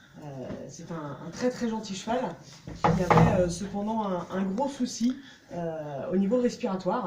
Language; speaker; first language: French; native; French